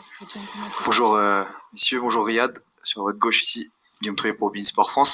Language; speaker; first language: French; native; French